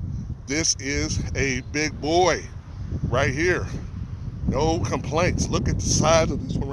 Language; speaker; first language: English; native; English